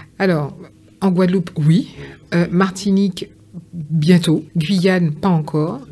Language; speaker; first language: French; native; French